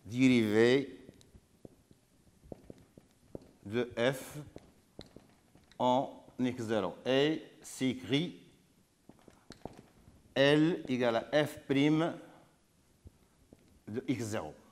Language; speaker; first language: French; non-native, local second language; Arabic